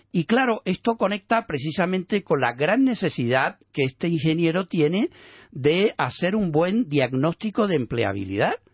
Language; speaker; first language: Spanish; native; Spanish